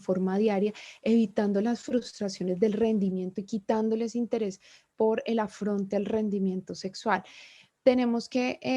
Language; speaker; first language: Spanish; native; Spanish